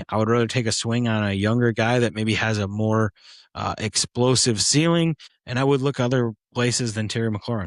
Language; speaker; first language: English; native; English